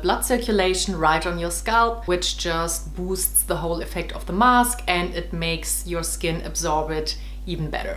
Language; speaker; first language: English; non-native, fluent; German